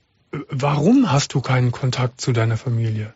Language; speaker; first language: German; native; German